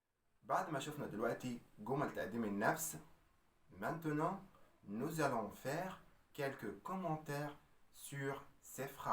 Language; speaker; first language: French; non-native, fluent; Arabic